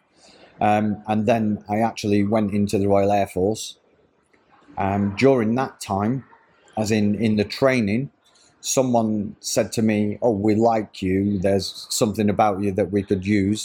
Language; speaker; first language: English; native; English